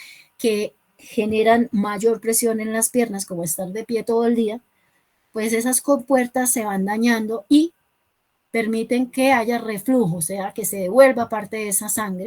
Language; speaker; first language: Spanish; native; Spanish